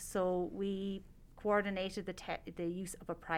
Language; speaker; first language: English; native; English